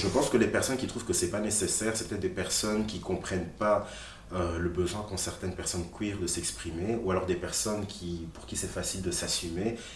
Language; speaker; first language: French; early bilingual, other home language; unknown